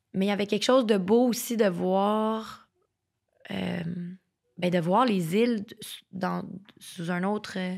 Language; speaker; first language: French; native; French